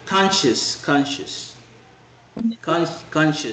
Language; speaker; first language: English; non-native, fluent; Spanish